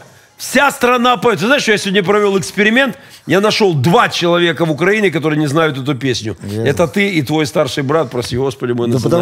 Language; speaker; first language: Russian; native; Russian